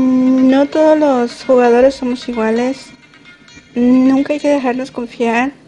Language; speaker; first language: Spanish; early bilingual, heritage; Spanish